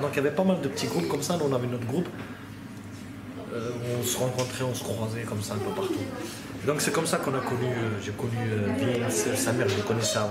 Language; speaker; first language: French; native; French